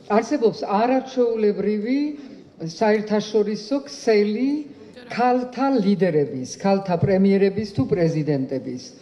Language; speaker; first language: Georgian; early bilingual, heritage; Georgian